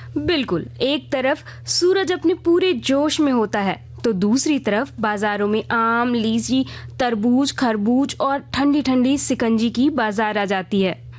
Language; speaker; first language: Hindi; native; Hindi